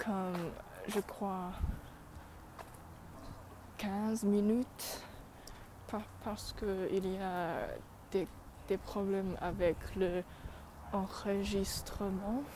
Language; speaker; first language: French; non-native, learner; English